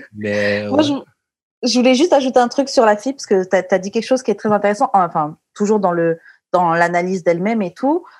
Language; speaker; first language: French; native; French